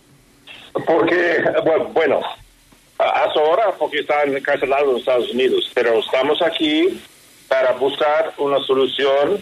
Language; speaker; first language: Spanish; non-native, fluent; English